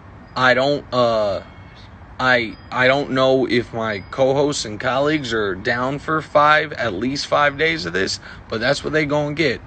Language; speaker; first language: English; native; English